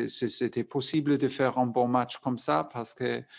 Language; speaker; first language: French; non-native, fluent; German